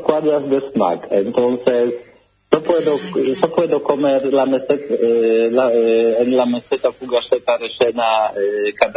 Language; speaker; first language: Spanish; non-native, learner; Polish